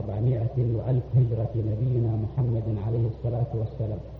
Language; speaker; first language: Arabic; native; Arabic